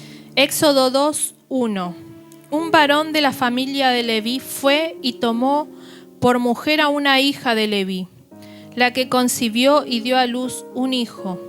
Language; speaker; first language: Spanish; native; Spanish